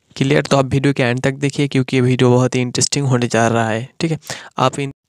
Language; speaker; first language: Hindi; non-native, local second language; Bangla